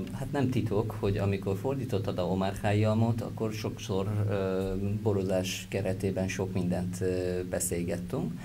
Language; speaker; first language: Hungarian; non-native, fluent; Persian